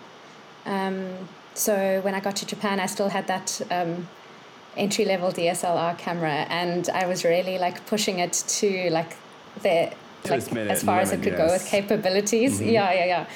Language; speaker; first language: English; native; English